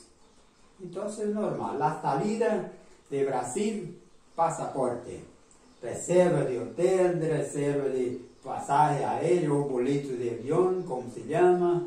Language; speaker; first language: Spanish; non-native, learner; Portuguese